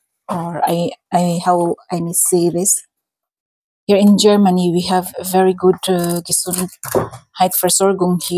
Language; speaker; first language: English; non-native, local second language; Filipino